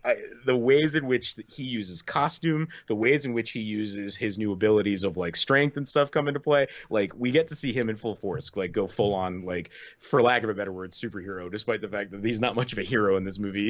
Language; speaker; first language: English; native; English